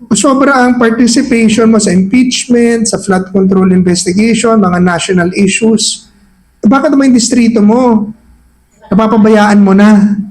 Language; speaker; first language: Filipino; native; Filipino